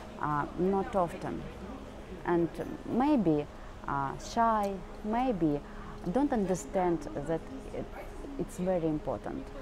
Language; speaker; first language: English; non-native, learner; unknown